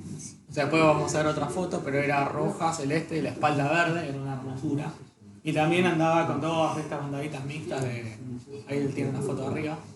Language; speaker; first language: Spanish; native; Spanish